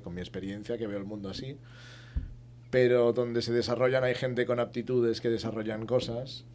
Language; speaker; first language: Spanish; native; Spanish